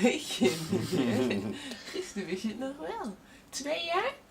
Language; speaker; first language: Dutch; native; Dutch